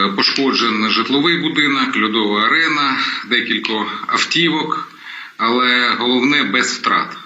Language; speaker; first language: Ukrainian; non-native, local second language; Russian